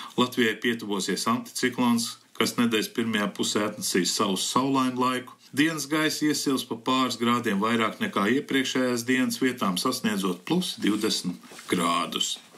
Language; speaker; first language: Latvian; early bilingual, heritage; Latvian